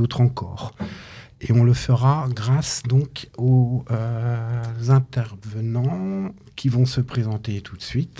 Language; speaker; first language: French; native; French